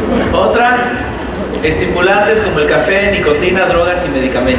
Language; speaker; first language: Spanish; native; Spanish